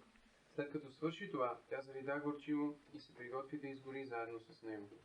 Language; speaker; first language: Bulgarian; native; Bulgarian